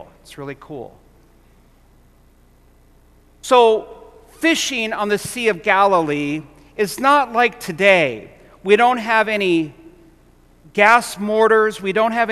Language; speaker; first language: English; native; English